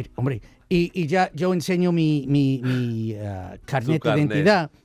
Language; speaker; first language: Spanish; non-native, fluent; English